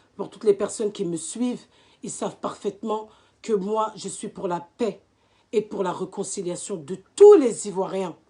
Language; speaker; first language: French; native; French